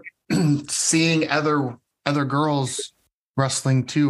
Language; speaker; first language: English; native; English